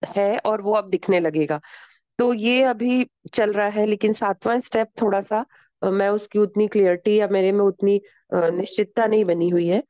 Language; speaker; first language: Hindi; native; Hindi